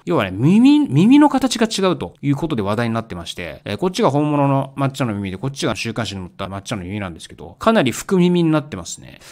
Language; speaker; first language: Japanese; native; Japanese